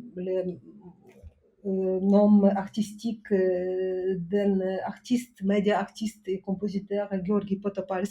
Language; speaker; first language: French; non-native, fluent; Ukrainian